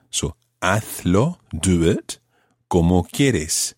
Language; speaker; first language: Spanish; non-native, fluent; English